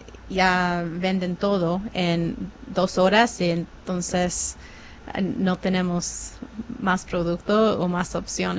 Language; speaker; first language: Spanish; non-native, fluent; English